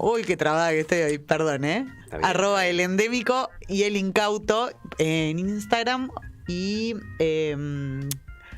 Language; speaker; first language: Spanish; native; Spanish